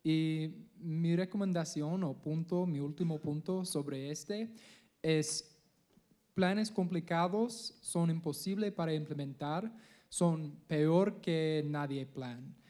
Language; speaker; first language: Spanish; non-native, learner; English